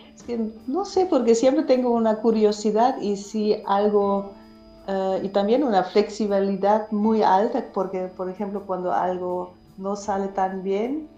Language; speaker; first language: Spanish; non-native, fluent; German